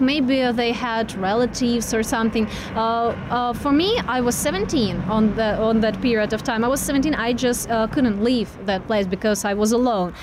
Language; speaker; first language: English; non-native, fluent; Russian